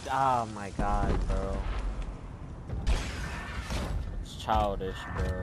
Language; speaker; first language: English; native; English